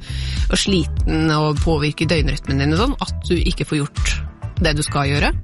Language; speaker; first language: Norwegian; native; Norwegian